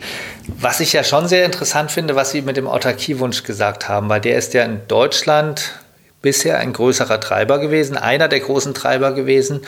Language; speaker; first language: German; native; German